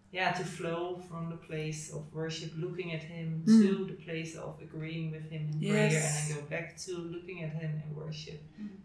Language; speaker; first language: English; non-native, fluent; Dutch